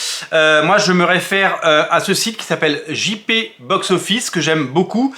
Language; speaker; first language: French; native; French